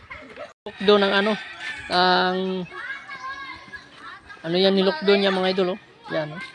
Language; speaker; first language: Filipino; non-native, local second language; Cebuano